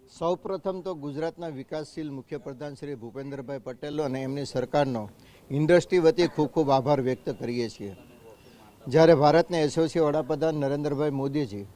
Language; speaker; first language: Gujarati; native; Gujarati